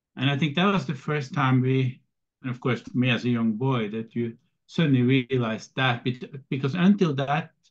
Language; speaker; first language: English; non-native, fluent; Norwegian